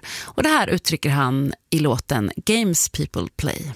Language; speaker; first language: Swedish; native; Swedish